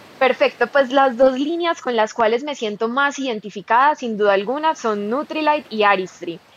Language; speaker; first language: Spanish; native; Spanish